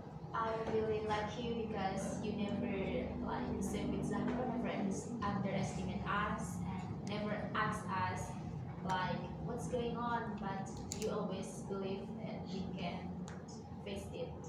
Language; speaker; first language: English; non-native, learner; Indonesian